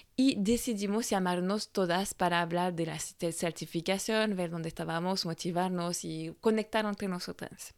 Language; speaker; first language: Spanish; non-native, fluent; French